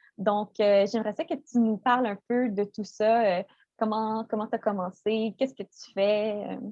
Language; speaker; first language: French; native; French